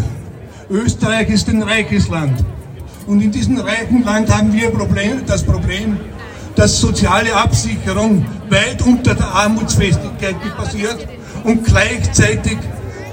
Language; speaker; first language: German; native; German